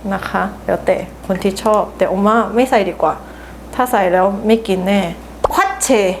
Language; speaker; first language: Thai; non-native, fluent; Korean